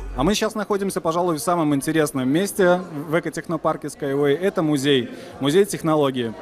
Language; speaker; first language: Russian; native; Russian